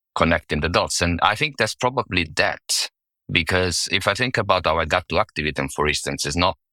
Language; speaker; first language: English; non-native, fluent; Italian